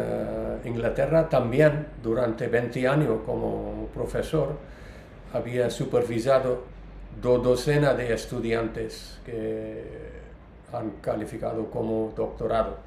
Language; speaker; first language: Spanish; non-native, learner; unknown